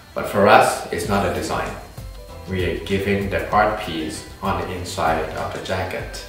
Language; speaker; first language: English; non-native, fluent; Thai